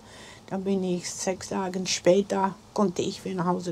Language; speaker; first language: German; non-native, learner; Dutch